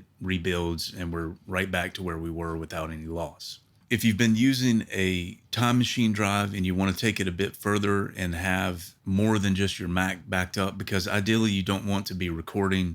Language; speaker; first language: English; native; English